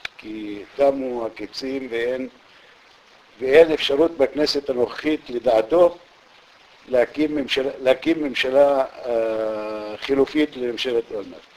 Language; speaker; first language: Hebrew; non-native, local second language; Arabic